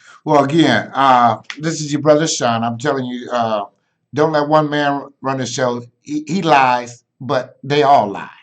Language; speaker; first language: English; native; English